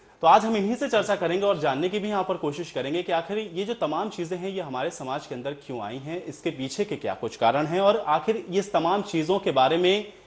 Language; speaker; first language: Hindi; native; Hindi